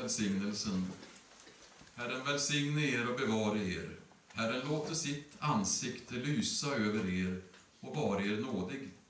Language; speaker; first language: Swedish; native; Swedish